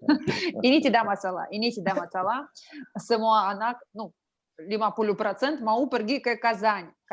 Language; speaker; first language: Indonesian; non-native, learner; Russian